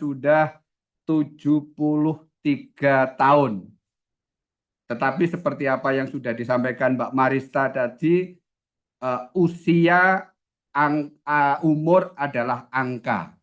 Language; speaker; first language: Indonesian; native; Indonesian